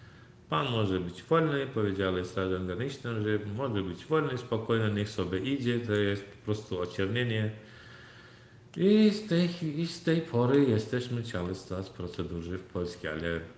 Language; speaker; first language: Polish; non-native, learner; Turkmen